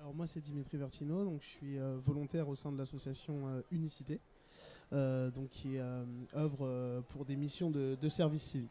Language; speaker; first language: French; native; French